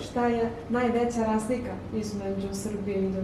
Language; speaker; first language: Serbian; non-native, fluent; Chinese